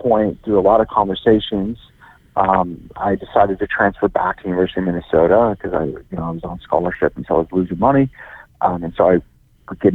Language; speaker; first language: English; native; English